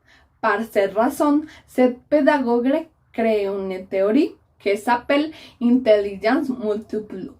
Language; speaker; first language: French; non-native, learner; Spanish